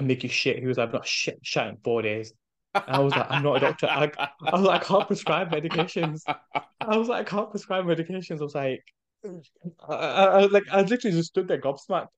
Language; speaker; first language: English; native; English